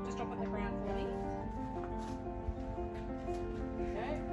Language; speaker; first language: English; native; English